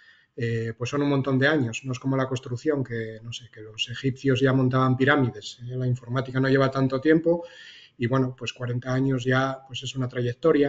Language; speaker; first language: Spanish; native; Spanish